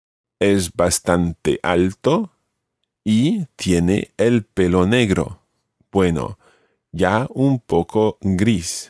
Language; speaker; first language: Spanish; non-native, fluent; English